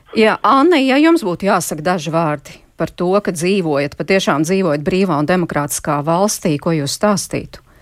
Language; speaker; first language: Latvian; native; Latvian